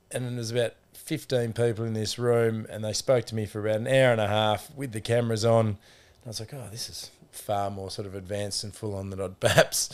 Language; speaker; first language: English; native; English